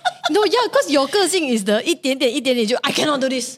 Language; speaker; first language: English; non-native, local second language; Chinese